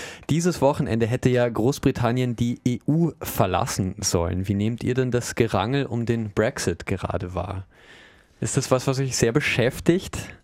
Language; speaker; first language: German; native; German